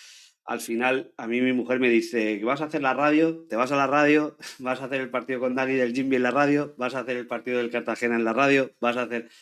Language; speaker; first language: Spanish; native; Spanish